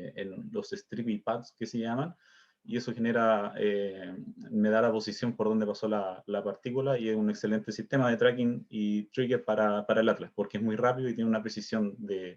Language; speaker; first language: Spanish; native; Spanish